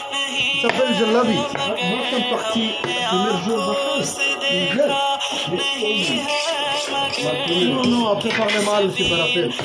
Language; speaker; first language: French; non-native, learner; Arabic